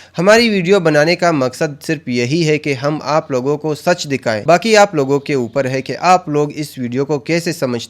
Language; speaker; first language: Hindi; native; Hindi